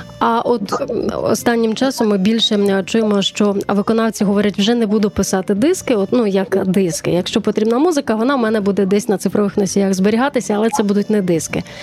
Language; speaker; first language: Ukrainian; native; Ukrainian